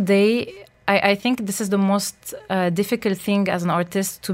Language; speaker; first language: English; non-native, fluent; French